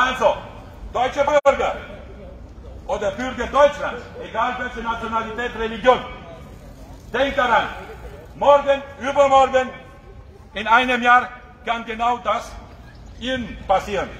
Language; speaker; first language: German; non-native, fluent; Romanian